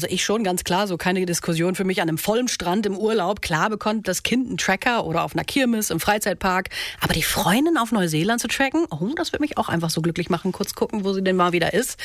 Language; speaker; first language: German; native; German